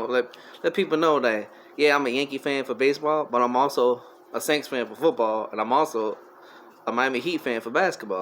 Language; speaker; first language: English; native; English